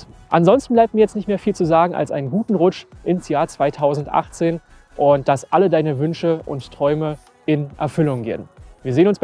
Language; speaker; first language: German; native; German